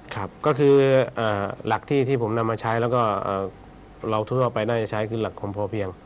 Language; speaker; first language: Thai; native; Thai